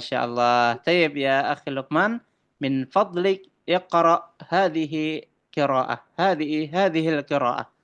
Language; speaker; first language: Arabic; non-native, fluent; Indonesian